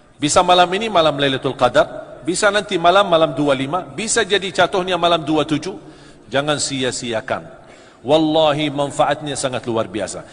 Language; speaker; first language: Malay; non-native, fluent; Arabic